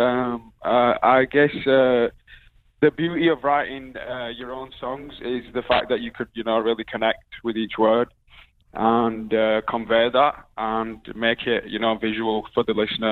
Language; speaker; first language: English; native; English